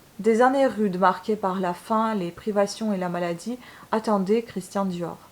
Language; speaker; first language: French; non-native, fluent; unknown